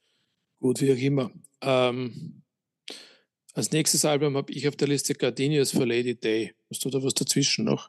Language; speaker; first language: German; native; German